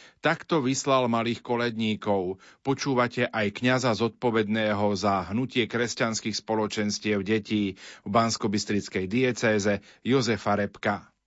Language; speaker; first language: Slovak; native; Slovak